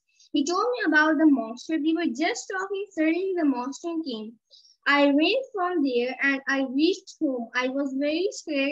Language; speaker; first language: English; non-native, learner; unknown